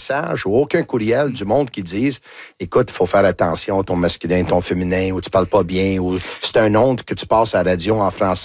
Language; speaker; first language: French; non-native, local second language; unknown